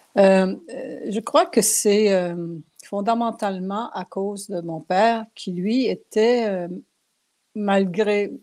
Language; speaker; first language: French; non-native, local second language; Cree